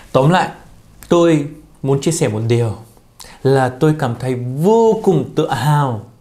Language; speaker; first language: Vietnamese; non-native, fluent; Arabic